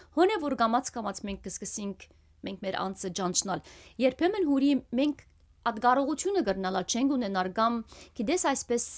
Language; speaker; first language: Armenian; early bilingual, heritage; Armenian